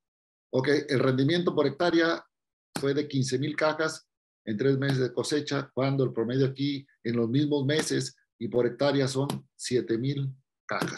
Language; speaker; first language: Spanish; native; Spanish